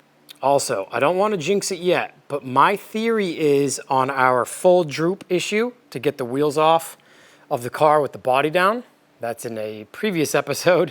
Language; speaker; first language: English; native; English